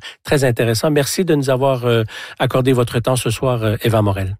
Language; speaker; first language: French; native; French